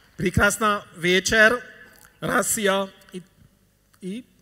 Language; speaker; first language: Russian; non-native, learner; Hungarian